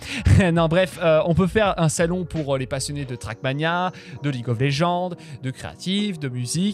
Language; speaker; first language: French; native; French